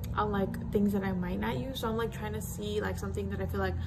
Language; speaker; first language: English; early bilingual, other home language; Spanish